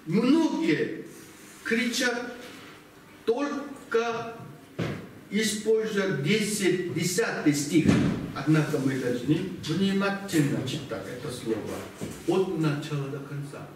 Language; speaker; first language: Russian; non-native, learner; Korean